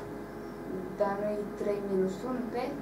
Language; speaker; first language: Romanian; native; Romanian